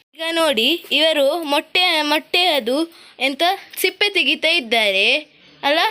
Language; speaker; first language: Kannada; non-native, local second language; Tulu